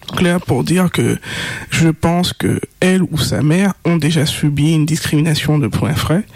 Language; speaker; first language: French; native; French